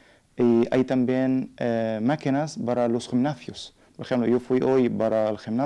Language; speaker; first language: Spanish; non-native, learner; Arabic